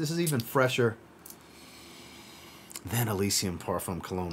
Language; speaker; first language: English; native; English